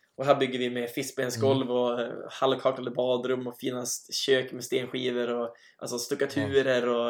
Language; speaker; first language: Swedish; native; Swedish